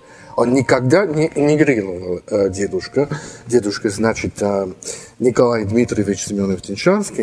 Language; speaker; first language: Russian; early bilingual, heritage; Russian